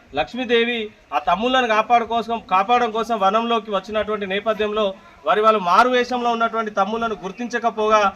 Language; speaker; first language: Telugu; native; Telugu